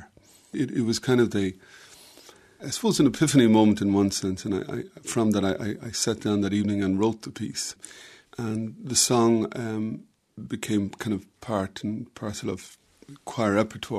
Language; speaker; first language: English; native; English